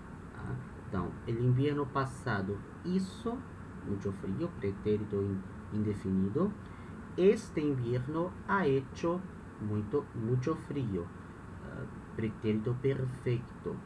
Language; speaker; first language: Spanish; non-native, fluent; Portuguese